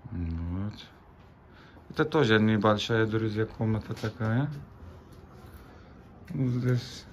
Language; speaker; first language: Russian; non-native, learner; Turkish